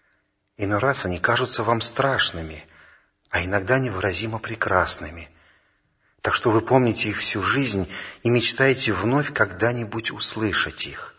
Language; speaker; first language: Russian; native; Russian